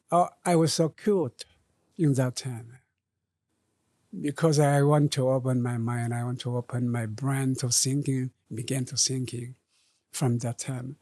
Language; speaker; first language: English; non-native, learner; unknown